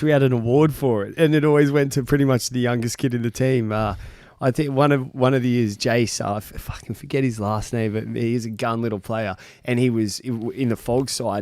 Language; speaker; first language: English; native; English